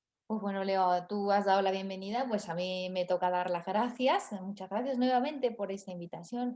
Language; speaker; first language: Spanish; native; Spanish